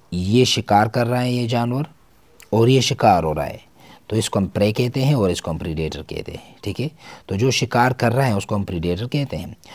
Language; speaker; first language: Urdu; non-native, local second language; Pashto